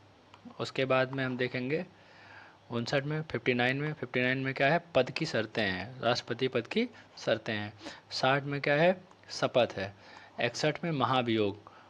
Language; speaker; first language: Hindi; native; Hindi